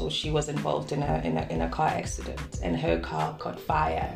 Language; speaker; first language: English; non-native, local second language; Zulu